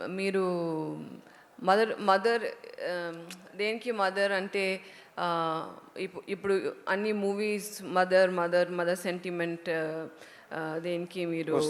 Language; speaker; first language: Telugu; non-native, learner; Tamil